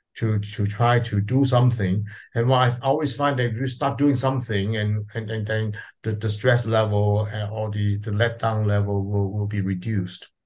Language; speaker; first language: English; non-native, local second language; Cantonese